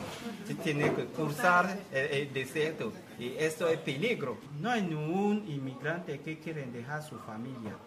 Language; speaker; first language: Spanish; non-native, learner; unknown